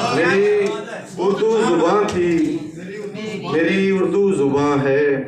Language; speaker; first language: Urdu; non-native, local second language; Punjabi